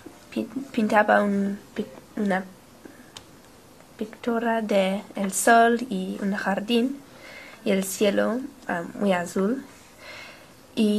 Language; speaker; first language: Spanish; non-native, learner; English